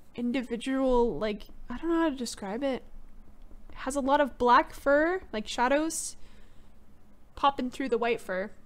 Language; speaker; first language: English; native; English